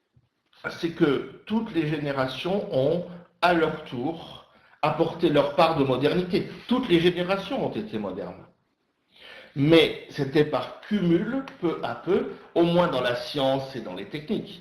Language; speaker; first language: French; native; French